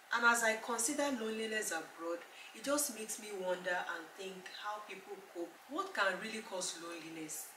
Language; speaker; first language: English; non-native, local second language; Yoruba